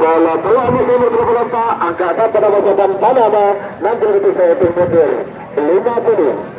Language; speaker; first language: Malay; non-native, local second language; Madurese